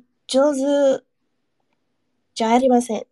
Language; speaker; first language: Japanese; non-native, learner; English